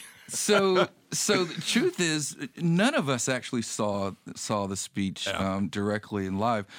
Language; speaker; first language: English; native; English